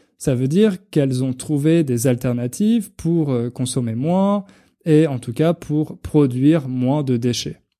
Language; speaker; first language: French; native; French